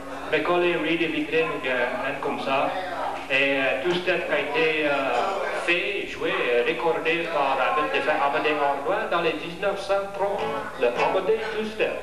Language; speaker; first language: French; early bilingual, heritage; French